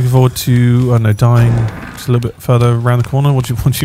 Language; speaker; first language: English; native; English